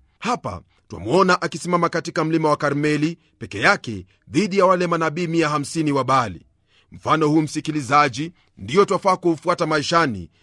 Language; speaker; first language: Swahili; non-native, local second language; Luyia